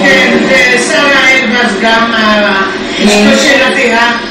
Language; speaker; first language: Hebrew; non-native, fluent; Arabic